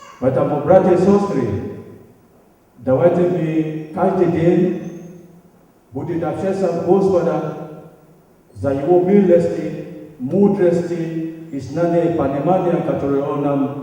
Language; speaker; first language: Russian; non-native, learner; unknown